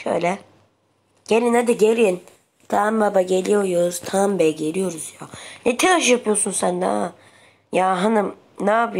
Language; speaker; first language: Turkish; native; Turkish